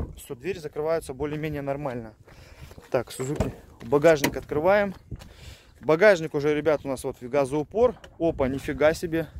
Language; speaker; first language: Russian; native; Russian